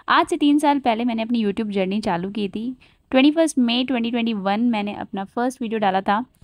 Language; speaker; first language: Hindi; native; Hindi